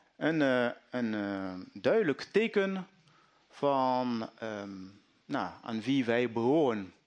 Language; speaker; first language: Dutch; non-native, fluent; French